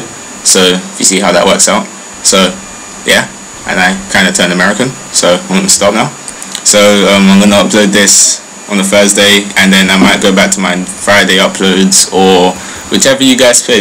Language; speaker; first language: English; native; English